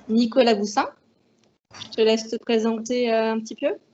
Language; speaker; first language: French; native; French